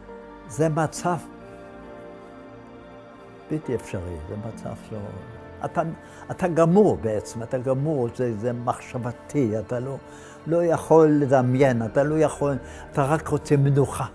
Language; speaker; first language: Hebrew; non-native, fluent; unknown